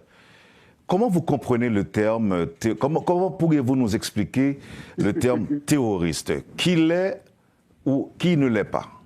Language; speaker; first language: French; non-native, local second language; Haitian Creole